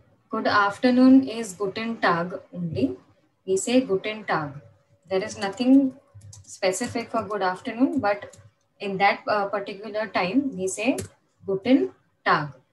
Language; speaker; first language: English; non-native, local second language; Marathi